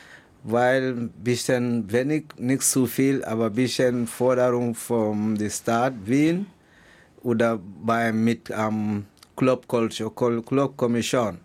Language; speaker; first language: German; non-native, learner; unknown